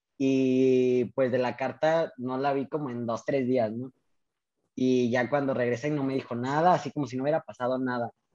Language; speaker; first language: Spanish; native; Spanish